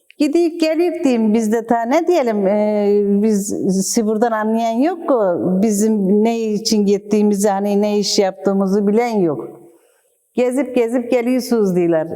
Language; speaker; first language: Turkish; native; Turkish